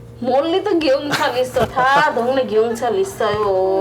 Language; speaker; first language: Korean; non-native, local second language; Bangla